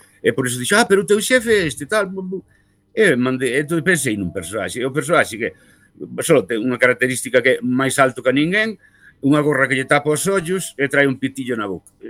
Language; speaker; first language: Galician; native; Galician